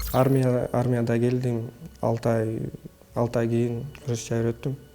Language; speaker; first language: Kyrgyz; non-native, learner; Russian